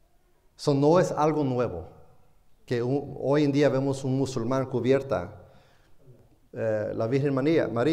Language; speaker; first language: Spanish; non-native, fluent; English